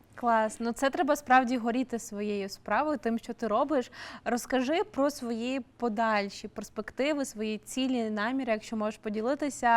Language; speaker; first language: Ukrainian; native; Ukrainian